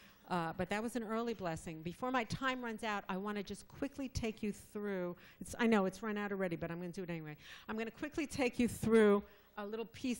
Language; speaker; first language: English; native; English